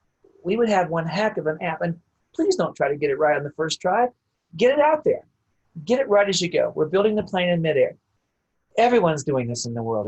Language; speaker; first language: English; native; English